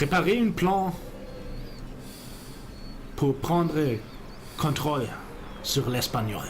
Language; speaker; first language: French; non-native, learner; German